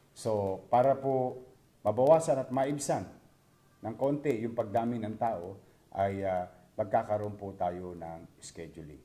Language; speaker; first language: Filipino; native; Filipino